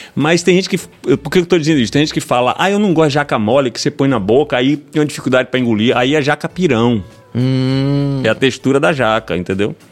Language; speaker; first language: Portuguese; native; Portuguese